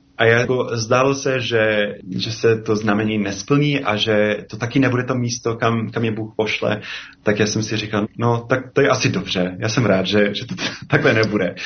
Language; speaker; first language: Czech; non-native, fluent; English